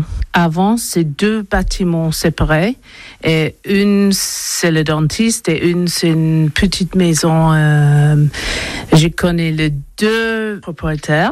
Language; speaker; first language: French; non-native, learner; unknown